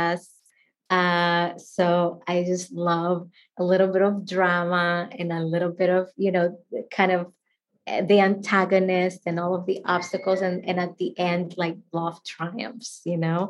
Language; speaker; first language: English; non-native, fluent; Spanish